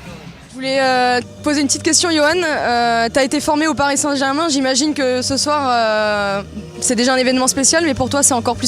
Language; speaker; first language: French; native; French